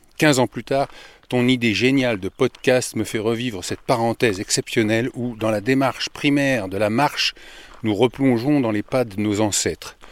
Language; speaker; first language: French; native; French